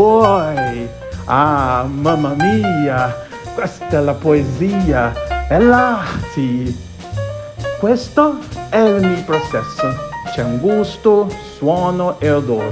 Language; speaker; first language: Italian; non-native, learner; Portuguese